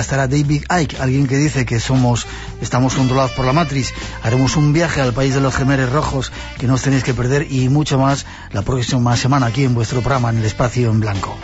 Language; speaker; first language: Spanish; native; Spanish